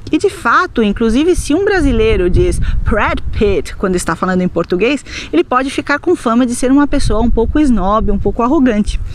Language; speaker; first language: Portuguese; native; Portuguese